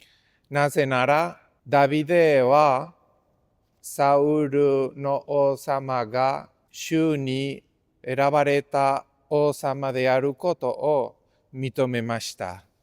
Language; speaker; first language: Japanese; non-native, fluent; Spanish